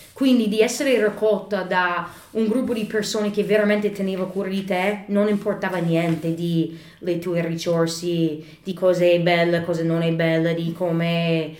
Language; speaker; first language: Italian; non-native, fluent; English